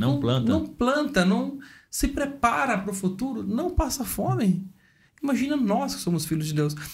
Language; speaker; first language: Portuguese; native; Portuguese